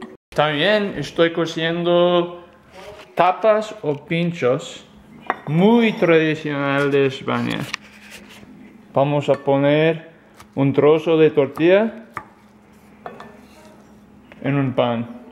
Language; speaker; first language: Spanish; non-native, learner; English